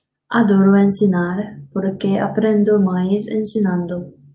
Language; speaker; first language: Portuguese; non-native, learner; Korean